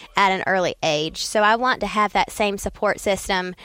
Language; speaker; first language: English; native; English